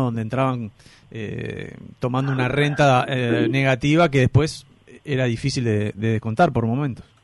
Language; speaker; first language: Spanish; native; Spanish